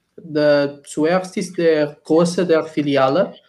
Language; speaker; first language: German; non-native, learner; Portuguese